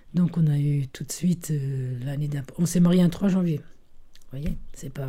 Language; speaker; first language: French; early bilingual, other home language; Italian